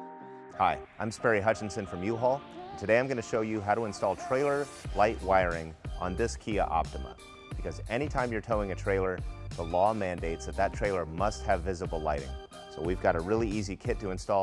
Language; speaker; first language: English; native; English